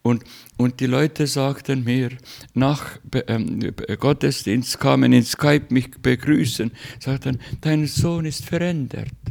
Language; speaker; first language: German; non-native, learner; Estonian